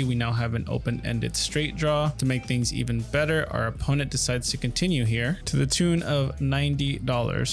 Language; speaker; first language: English; native; English